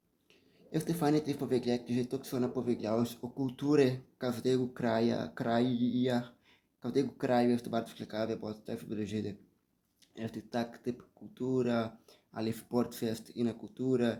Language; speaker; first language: Polish; early bilingual, heritage; Portuguese